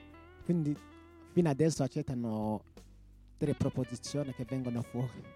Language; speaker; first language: Italian; non-native, local second language; Rundi